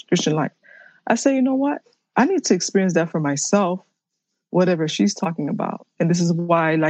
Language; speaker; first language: English; early bilingual, other home language; Haitian Creole